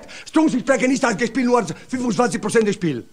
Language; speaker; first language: German; non-native, learner; Italian